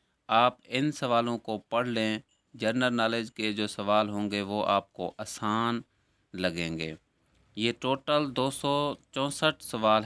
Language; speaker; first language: Urdu; native; Urdu